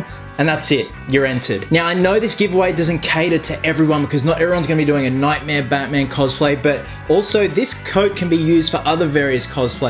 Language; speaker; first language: English; native; English